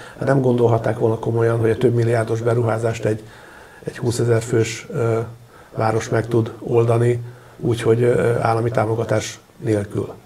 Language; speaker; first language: Hungarian; native; Hungarian